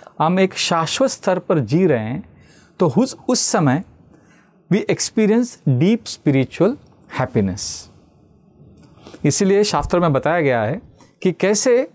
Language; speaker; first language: Hindi; non-native, local second language; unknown